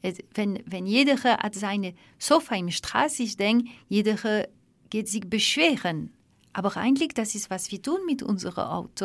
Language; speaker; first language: German; non-native, learner; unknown